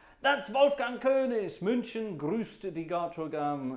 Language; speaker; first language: German; non-native, fluent; English